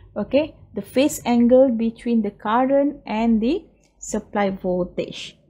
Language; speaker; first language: English; non-native, local second language; Malay